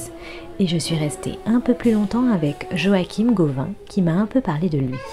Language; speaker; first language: French; native; French